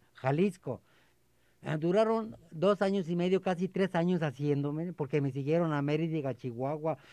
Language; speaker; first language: Spanish; native; Spanish